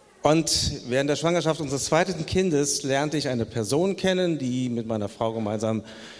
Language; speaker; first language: German; native; German